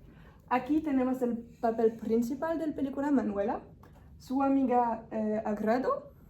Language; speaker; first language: Spanish; non-native, fluent; French